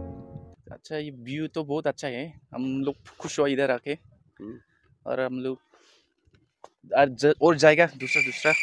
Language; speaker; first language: Hindi; non-native, local second language; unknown